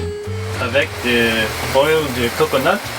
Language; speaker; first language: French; non-native, learner; English